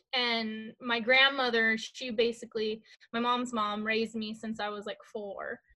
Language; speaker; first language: English; early bilingual, other home language; Korean